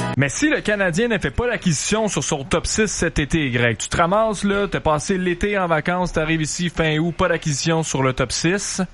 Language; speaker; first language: French; native; French